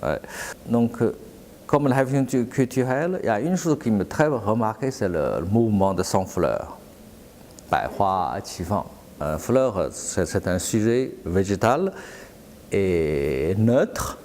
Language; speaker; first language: French; non-native, fluent; Chinese